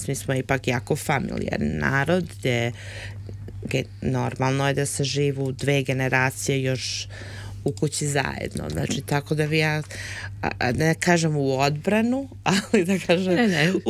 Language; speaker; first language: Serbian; early bilingual, heritage; Serbian